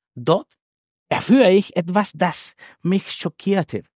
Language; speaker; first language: German; non-native, fluent; Spanish